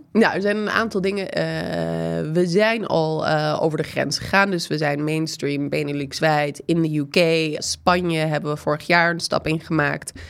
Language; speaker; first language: Dutch; non-native, fluent; English